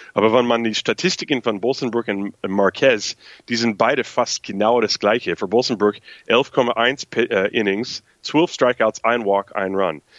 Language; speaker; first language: German; non-native, fluent; English